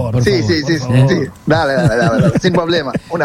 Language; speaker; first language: Spanish; non-native, fluent; Bangla